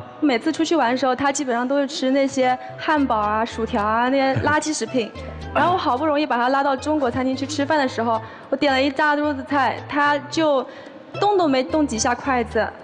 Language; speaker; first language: Chinese; native; Chinese